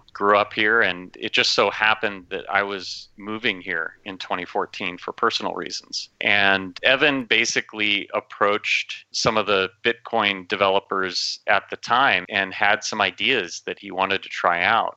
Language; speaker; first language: English; native; English